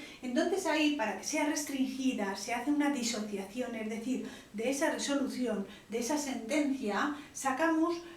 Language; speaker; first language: Spanish; native; Spanish